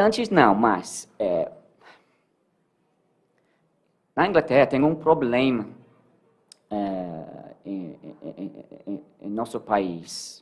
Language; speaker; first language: Portuguese; non-native, learner; English